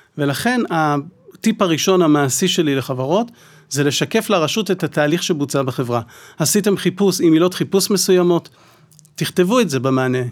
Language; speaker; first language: Hebrew; native; Hebrew